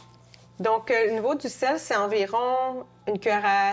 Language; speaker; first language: French; native; French